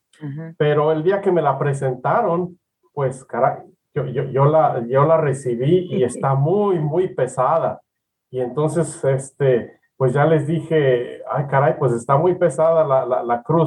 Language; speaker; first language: Spanish; native; Spanish